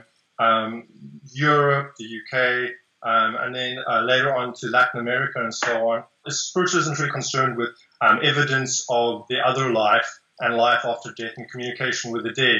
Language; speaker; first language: English; native; English